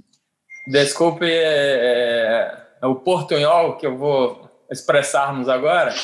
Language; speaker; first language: Spanish; non-native, learner; Portuguese